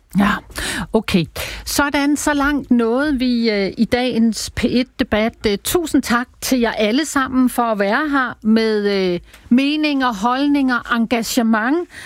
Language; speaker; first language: Danish; native; Danish